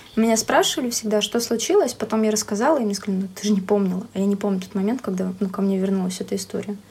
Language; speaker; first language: Russian; native; Russian